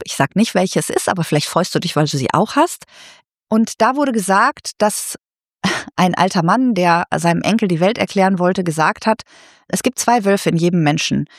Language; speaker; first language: German; native; German